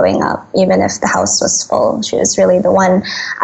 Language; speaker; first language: English; non-native, local second language; Filipino